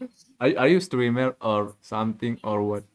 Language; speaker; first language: English; non-native, learner; Indonesian